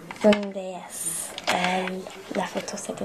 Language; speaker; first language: Spanish; non-native, learner; English